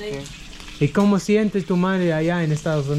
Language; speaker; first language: Spanish; non-native, learner; English